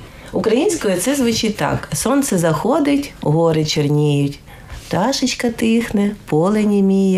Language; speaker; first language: Ukrainian; native; Ukrainian